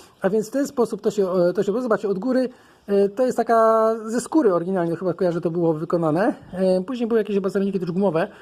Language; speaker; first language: Polish; native; Polish